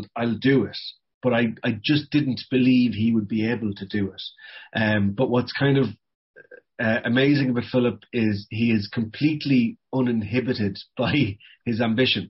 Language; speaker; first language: English; native; English